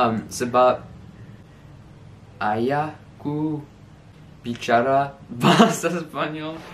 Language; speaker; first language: Indonesian; early bilingual, heritage; English